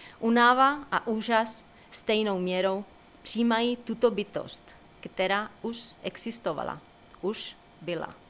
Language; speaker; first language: Czech; non-native, fluent; Spanish